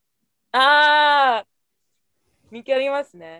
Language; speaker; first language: Japanese; non-native, fluent; English